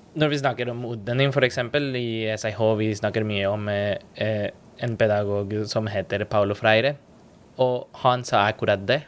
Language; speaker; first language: Norwegian; non-native, fluent; Spanish